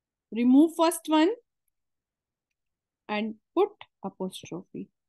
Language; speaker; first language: English; non-native, local second language; Hindi